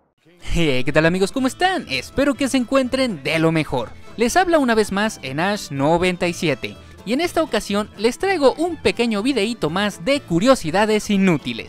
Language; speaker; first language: Spanish; native; Spanish